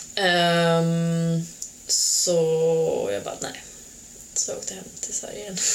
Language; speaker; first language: Swedish; early bilingual, other home language; Hungarian